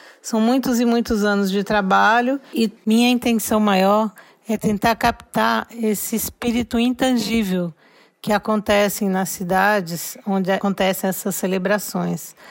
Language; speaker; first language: Portuguese; native; Portuguese